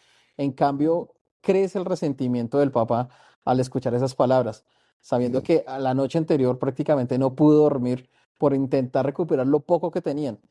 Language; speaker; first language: Spanish; native; Spanish